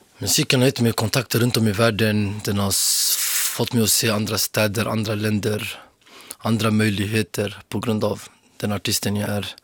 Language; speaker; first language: Swedish; early bilingual, other home language; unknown